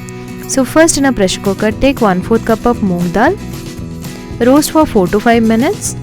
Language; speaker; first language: English; non-native, local second language; Odia